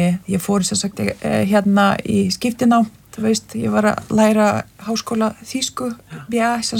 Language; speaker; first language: Icelandic; non-native, fluent; Lithuanian